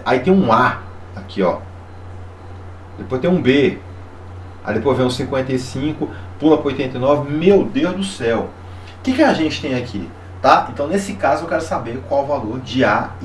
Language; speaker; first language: Portuguese; native; Portuguese